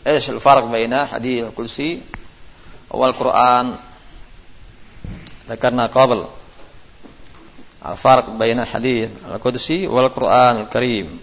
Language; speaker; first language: Arabic; non-native, fluent; Indonesian